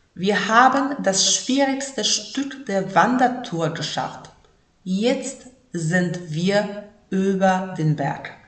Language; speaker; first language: German; non-native, fluent; Polish